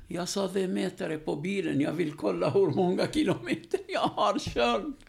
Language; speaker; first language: Swedish; non-native, fluent; Arabic